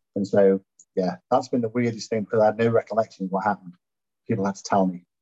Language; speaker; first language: English; native; English